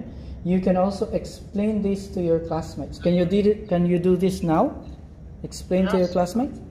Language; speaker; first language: English; non-native, fluent; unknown